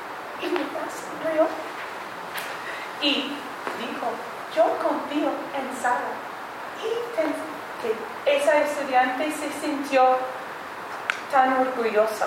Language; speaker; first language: Spanish; non-native, fluent; English